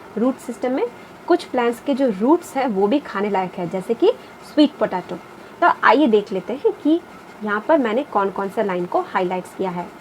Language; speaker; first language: Hindi; non-native, local second language; Bangla